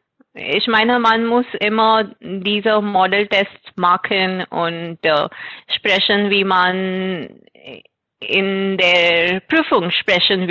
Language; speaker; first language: German; non-native, fluent; Marathi